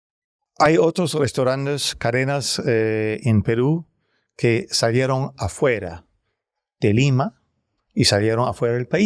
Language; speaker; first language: Spanish; non-native, learner; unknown